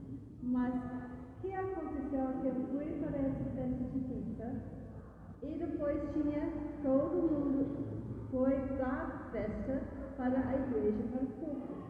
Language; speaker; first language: Portuguese; non-native, fluent; English